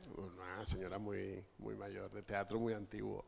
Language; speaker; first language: Spanish; native; Spanish